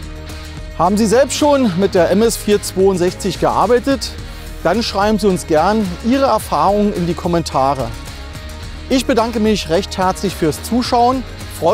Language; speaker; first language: German; native; German